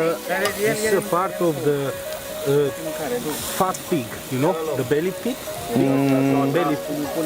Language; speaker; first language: English; non-native, learner; Romanian